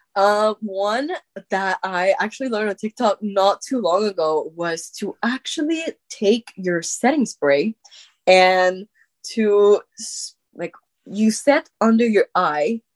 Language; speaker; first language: English; non-native, fluent; French